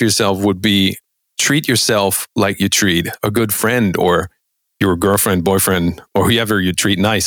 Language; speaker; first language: English; non-native, fluent; German